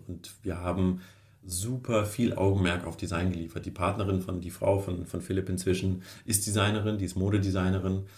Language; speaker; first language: German; early bilingual, other home language; Russian